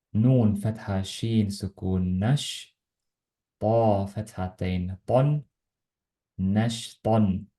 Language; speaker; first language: Arabic; non-native, learner; Estonian